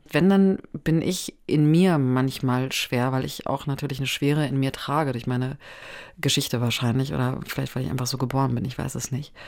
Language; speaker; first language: German; native; German